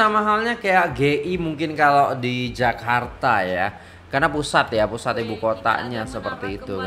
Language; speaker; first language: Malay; non-native, local second language; Javanese